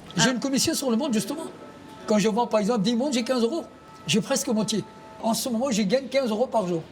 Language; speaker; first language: French; non-native, fluent; Urdu